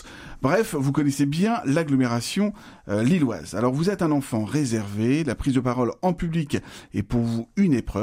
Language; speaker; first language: French; native; French